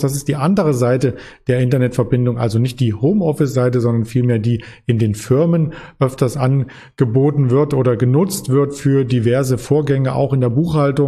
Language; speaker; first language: German; native; German